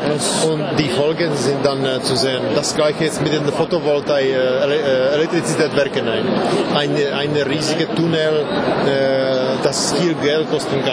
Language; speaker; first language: German; non-native, fluent; Czech